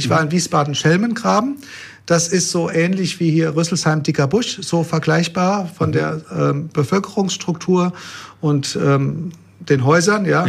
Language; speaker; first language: German; native; German